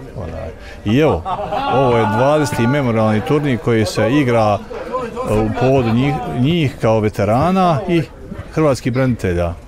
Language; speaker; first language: Croatian; native; Croatian